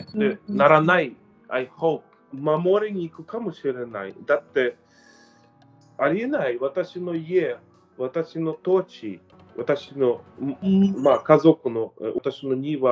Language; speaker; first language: Japanese; non-native, learner; Ukrainian